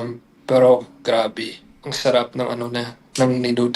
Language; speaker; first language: Filipino; non-native, fluent; English